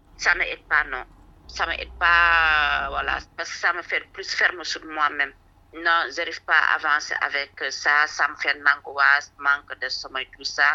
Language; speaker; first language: French; non-native, local second language; Wolof